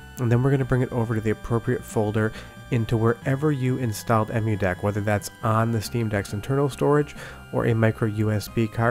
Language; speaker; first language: English; native; English